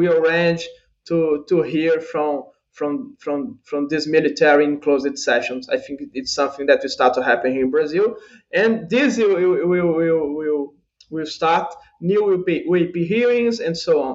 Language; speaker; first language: English; non-native, fluent; Portuguese